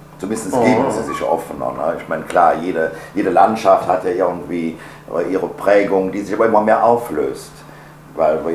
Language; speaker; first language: German; native; German